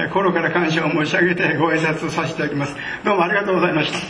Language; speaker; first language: Japanese; native; Japanese